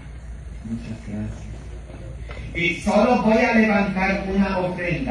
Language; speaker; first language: Spanish; non-native, fluent; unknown